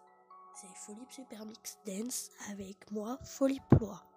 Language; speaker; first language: French; native; French